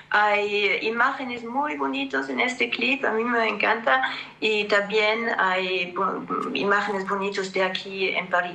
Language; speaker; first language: Spanish; non-native, fluent; French